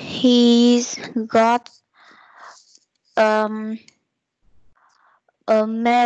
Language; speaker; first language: English; non-native, learner; Vietnamese